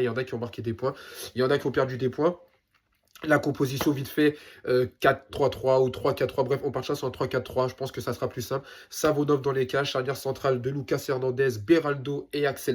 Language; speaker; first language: French; native; French